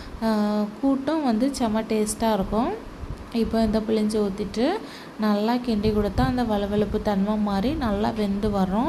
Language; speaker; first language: Tamil; native; Tamil